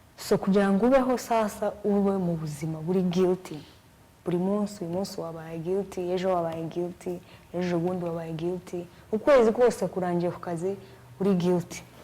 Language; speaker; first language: Kinyarwanda; early bilingual, heritage; Kinyarwanda